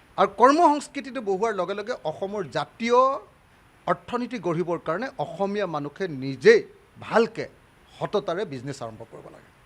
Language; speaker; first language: Assamese; native; Assamese